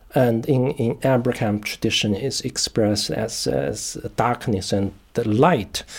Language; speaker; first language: English; non-native, fluent; Chinese